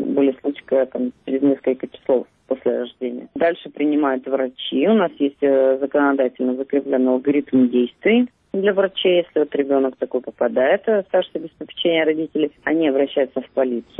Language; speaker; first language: Russian; native; Russian